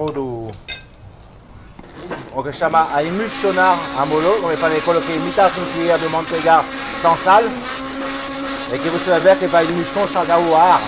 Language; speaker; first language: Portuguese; non-native, fluent; French